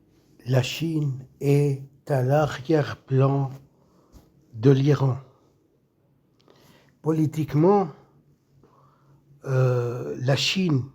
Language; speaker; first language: French; non-native, local second language; Arabic